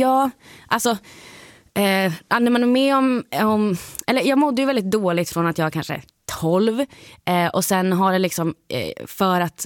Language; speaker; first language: Swedish; native; Swedish